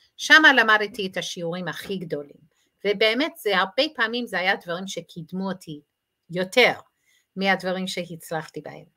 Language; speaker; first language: Hebrew; native; Hebrew